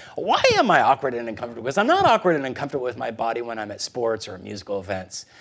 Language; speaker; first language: English; early bilingual, other home language; Spanish